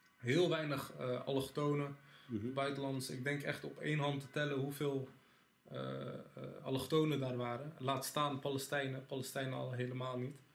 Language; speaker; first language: Dutch; early bilingual, other home language; Arabic